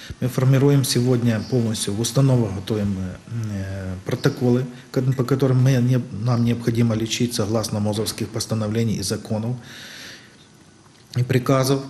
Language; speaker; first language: Russian; native; Russian